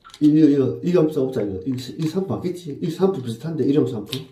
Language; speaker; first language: Korean; native; Korean